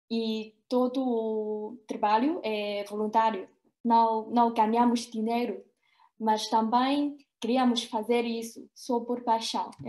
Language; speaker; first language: Portuguese; non-native, fluent; Chinese